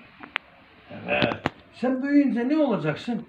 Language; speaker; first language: Turkish; native; Turkish